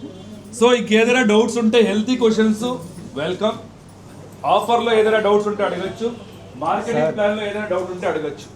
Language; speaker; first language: Telugu; native; Telugu